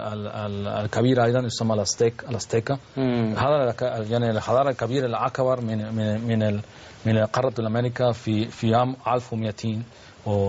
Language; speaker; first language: Arabic; non-native, learner; Spanish